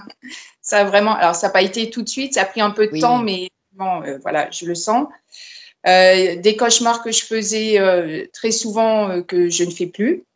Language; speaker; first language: French; native; French